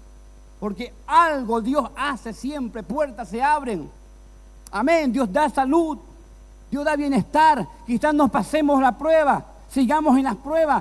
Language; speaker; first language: Spanish; native; Spanish